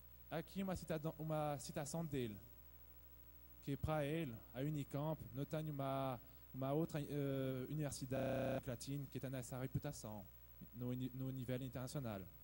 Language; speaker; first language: Portuguese; non-native, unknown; French